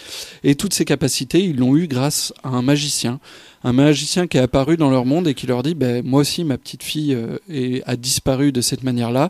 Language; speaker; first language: French; native; French